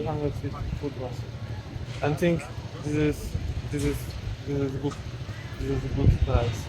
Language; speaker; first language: English; non-native, learner; Polish